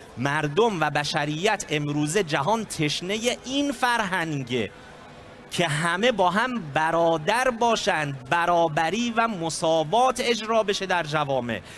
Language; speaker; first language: Persian; native; Persian